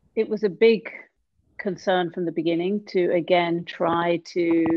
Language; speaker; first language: English; native; English